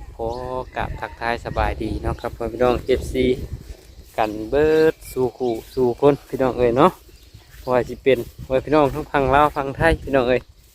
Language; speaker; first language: Thai; native; Thai